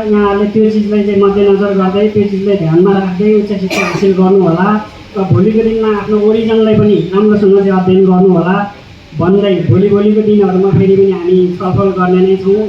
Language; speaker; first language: Nepali; non-native, local second language; Eastern Tamang